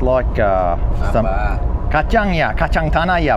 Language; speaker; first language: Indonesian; non-native, fluent; English